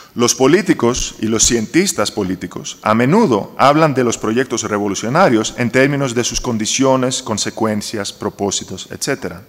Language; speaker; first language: Spanish; non-native, fluent; Greek